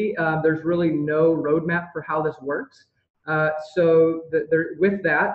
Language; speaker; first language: English; native; English